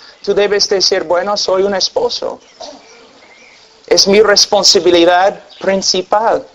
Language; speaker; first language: Spanish; non-native, fluent; English